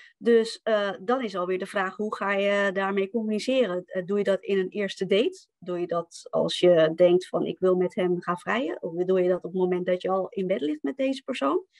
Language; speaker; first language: Dutch; native; Dutch